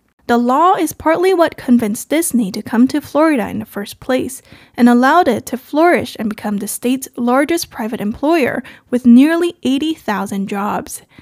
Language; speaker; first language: English; non-native, fluent; Chinese